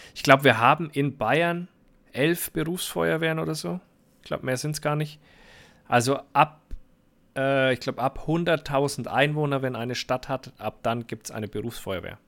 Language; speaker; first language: German; native; German